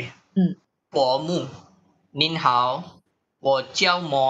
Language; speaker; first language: Chinese; non-native, learner; Malay